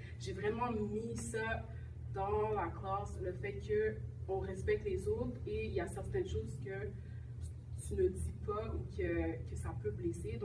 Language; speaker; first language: French; native; French